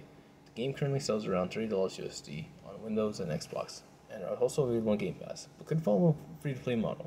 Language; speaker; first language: English; native; English